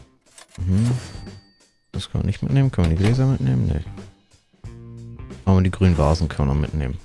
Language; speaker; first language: German; native; German